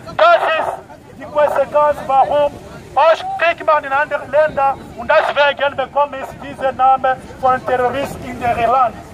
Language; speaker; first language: German; non-native, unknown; Lingala